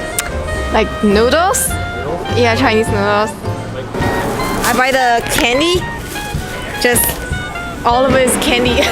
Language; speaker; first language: English; non-native, learner; Chinese